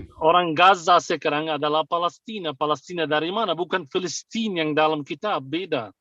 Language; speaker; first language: Indonesian; non-native, fluent; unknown